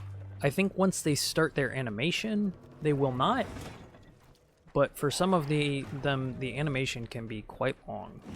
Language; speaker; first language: English; native; English